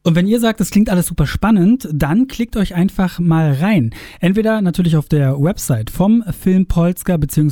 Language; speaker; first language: German; native; German